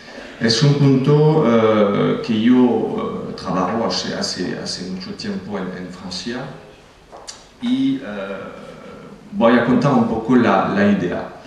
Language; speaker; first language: Spanish; non-native, fluent; French